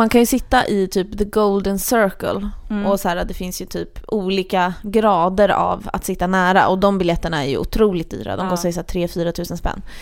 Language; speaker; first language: Swedish; native; Swedish